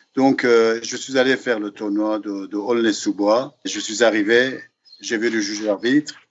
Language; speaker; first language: French; non-native, fluent; Persian